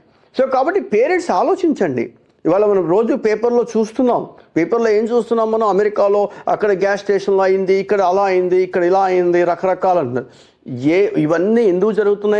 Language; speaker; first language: Telugu; native; Telugu